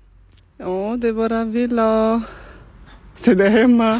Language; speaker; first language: Swedish; non-native, learner; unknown